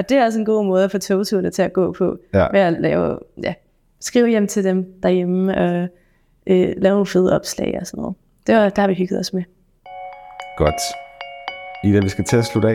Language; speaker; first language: Danish; native; Danish